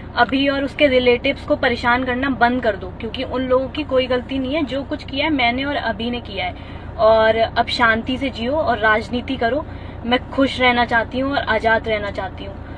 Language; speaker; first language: Hindi; native; Hindi